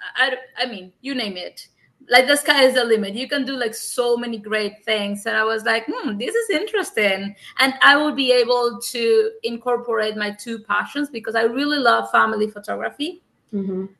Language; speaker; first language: English; non-native, fluent; Spanish